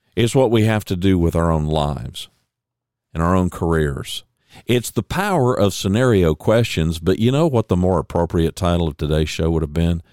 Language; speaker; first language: English; native; English